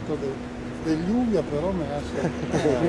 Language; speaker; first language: Spanish; non-native, fluent; Italian